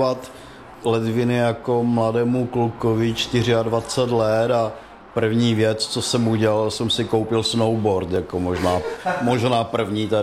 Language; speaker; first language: Czech; native; Czech